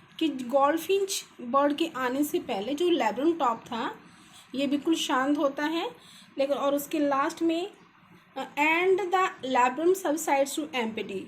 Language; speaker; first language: Hindi; native; Hindi